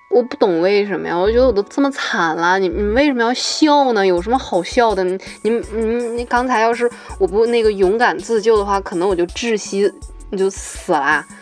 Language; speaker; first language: Chinese; native; Chinese